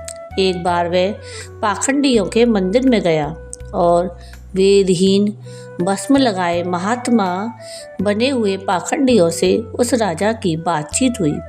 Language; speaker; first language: Hindi; native; Hindi